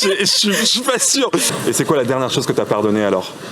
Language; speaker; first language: French; native; French